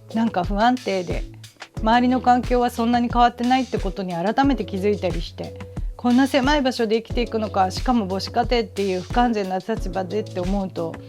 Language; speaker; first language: Japanese; native; Japanese